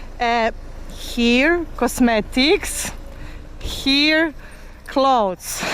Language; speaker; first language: English; non-native, learner; Polish